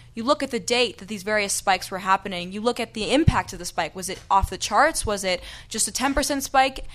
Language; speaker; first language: English; native; English